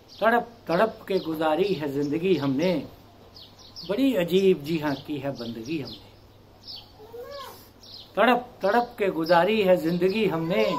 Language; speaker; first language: Urdu; non-native, local second language; Punjabi